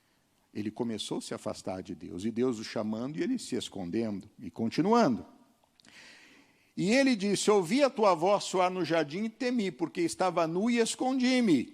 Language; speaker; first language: Portuguese; native; Portuguese